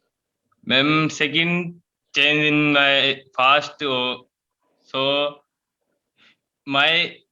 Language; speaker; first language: English; non-native, learner; Hindi